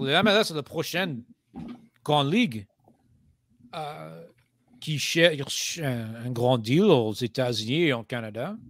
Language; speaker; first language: French; non-native, fluent; English